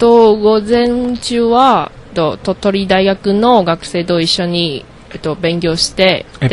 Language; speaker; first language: Japanese; non-native, learner; Chinese